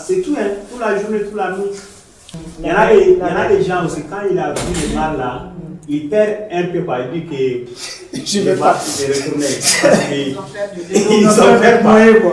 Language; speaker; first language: French; non-native, learner; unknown